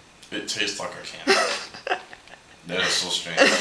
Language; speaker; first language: English; native; English